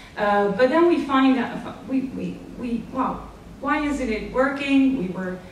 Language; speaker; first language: English; non-native, fluent; Dutch